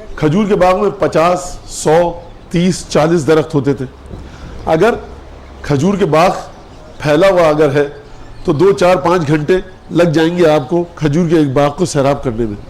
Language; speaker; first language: Urdu; native; Urdu